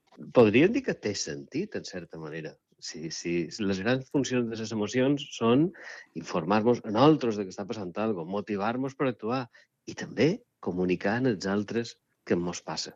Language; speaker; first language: Catalan; native; Catalan